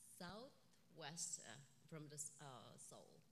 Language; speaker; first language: English; non-native, fluent; Korean